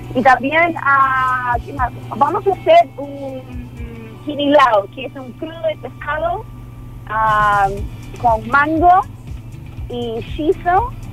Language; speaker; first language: Spanish; non-native, fluent; Filipino